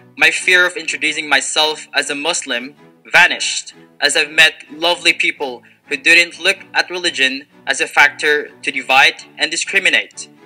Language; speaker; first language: English; non-native, local second language; Filipino